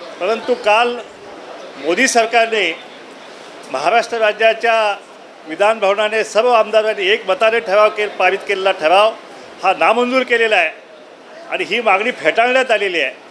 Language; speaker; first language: Marathi; native; Marathi